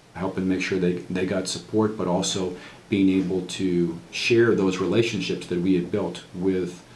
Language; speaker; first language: English; native; English